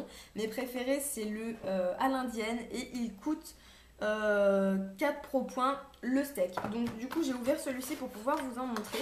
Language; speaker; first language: French; native; French